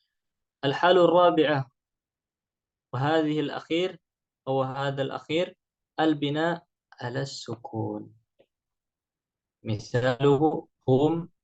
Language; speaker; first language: Arabic; non-native, fluent; Indonesian